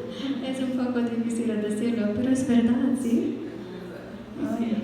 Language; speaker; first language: Spanish; non-native, fluent; English